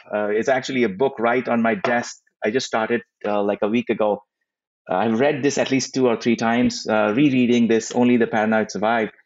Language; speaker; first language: English; non-native, local second language; Hindi